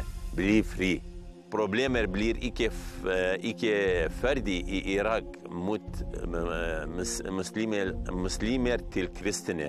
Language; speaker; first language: Norwegian; non-native, learner; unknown